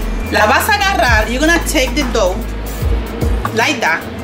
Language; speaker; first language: English; non-native, fluent; Spanish